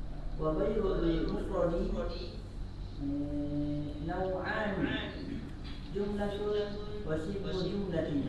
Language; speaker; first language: Arabic; non-native, learner; Indonesian